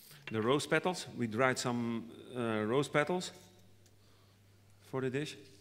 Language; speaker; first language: English; non-native, fluent; Dutch